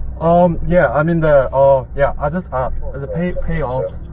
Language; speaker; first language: English; non-native, learner; Korean